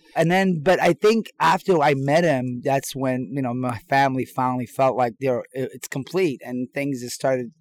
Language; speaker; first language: English; non-native, fluent; Persian